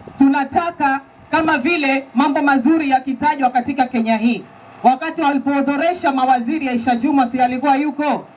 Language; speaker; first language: Swahili; native; Swahili